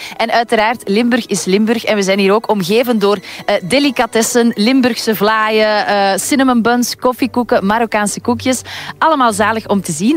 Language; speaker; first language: Dutch; native; Dutch